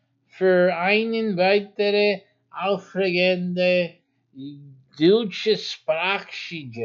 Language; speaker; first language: German; non-native, learner; English